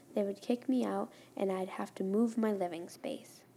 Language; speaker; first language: English; non-native, fluent; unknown